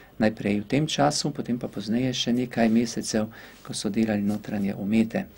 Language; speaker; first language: Slovenian; native; Slovenian